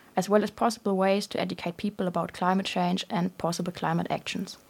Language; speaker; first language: English; non-native, fluent; German